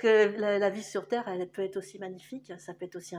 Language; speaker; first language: French; native; French